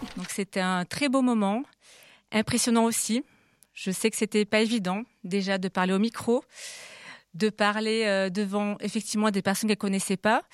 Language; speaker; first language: French; native; French